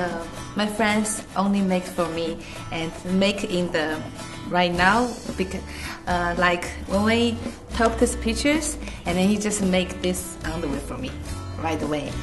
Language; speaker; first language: English; non-native, fluent; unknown